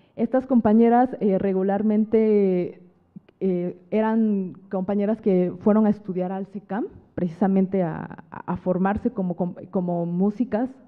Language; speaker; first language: Spanish; native; Spanish